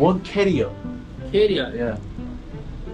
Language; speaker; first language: English; non-native, learner; Korean